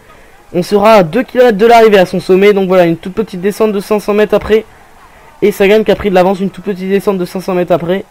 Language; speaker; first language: French; native; French